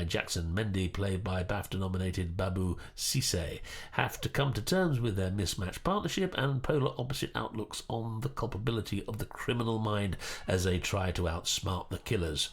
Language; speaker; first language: English; native; English